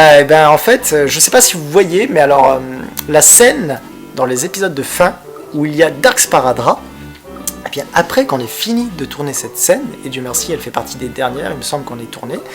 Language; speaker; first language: French; native; French